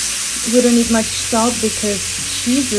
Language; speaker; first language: English; non-native, fluent; Russian